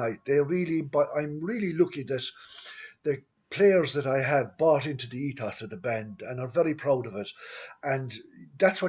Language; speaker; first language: English; native; English